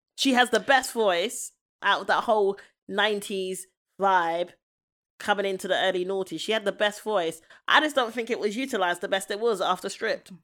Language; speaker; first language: English; native; English